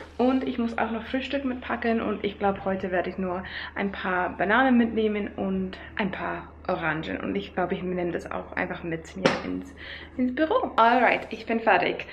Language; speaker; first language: German; non-native, fluent; Finnish